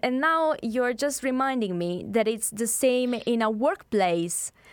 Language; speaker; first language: English; non-native, fluent; Italian